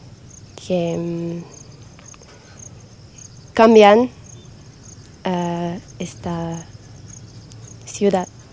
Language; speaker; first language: Spanish; non-native, learner; French